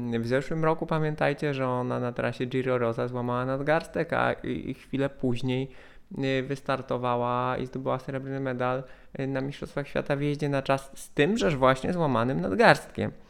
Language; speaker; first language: Polish; native; Polish